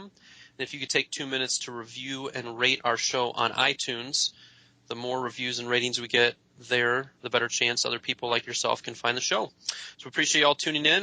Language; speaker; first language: English; native; English